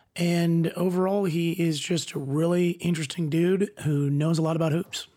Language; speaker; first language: English; native; English